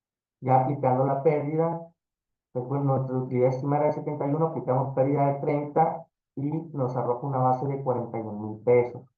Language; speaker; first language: Spanish; native; Spanish